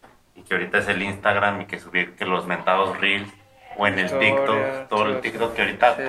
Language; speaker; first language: Spanish; native; Spanish